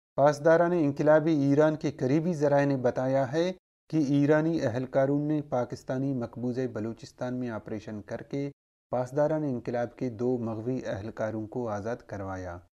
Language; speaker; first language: Urdu; non-native, local second language; Baluchi